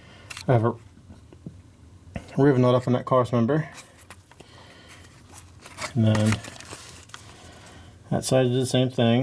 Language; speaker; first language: English; native; English